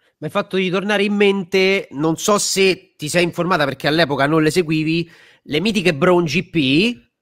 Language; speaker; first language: Italian; native; Italian